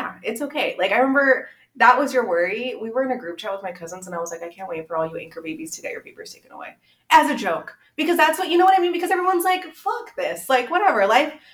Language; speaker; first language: English; early bilingual, other home language; Spanish